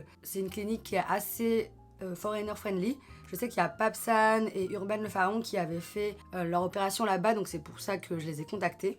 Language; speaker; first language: French; native; French